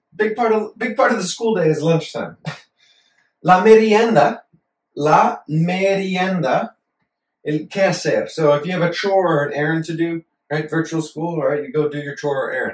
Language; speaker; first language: English; native; English